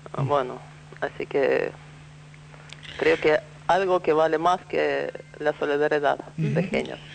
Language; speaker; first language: Spanish; non-native, fluent; Russian